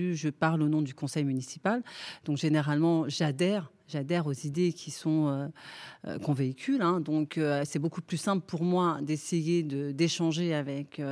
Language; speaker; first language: French; native; French